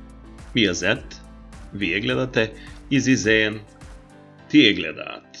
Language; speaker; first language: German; non-native, fluent; Macedonian